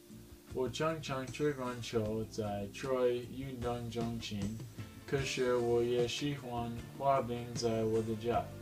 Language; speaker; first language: Chinese; non-native, learner; English